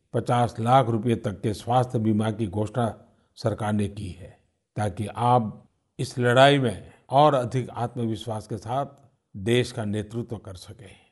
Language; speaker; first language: Hindi; non-native, local second language; Gujarati